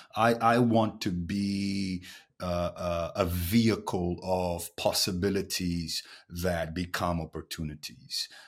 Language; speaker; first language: English; non-native, fluent; Portuguese